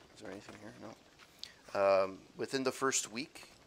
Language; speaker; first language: English; native; English